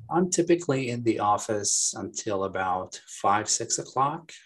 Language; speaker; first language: English; non-native, fluent; Arabic